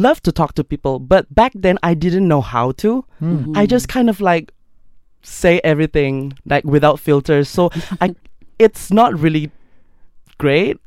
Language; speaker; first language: English; non-native, local second language; Malay